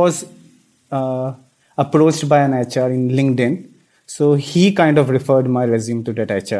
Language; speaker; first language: English; non-native, local second language; Hindi